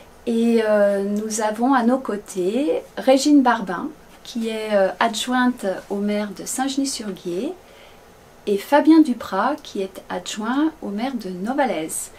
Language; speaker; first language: French; native; French